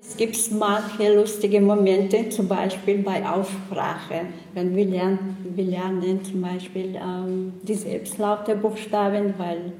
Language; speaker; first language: German; non-native, learner; Chechen